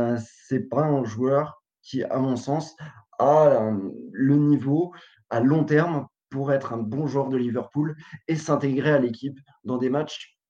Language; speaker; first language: French; native; French